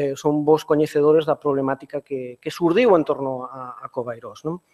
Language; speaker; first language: Spanish; non-native, local second language; Galician